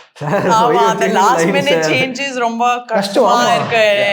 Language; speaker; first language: Tamil; non-native, learner; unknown